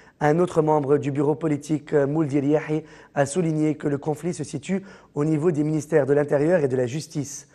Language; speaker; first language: French; non-native, local second language; Arabic